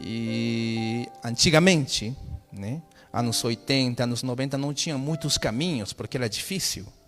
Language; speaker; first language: Portuguese; non-native, fluent; Spanish